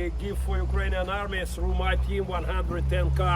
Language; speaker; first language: English; non-native, learner; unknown